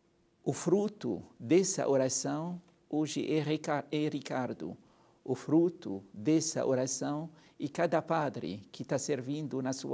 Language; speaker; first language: Portuguese; non-native, fluent; Arabic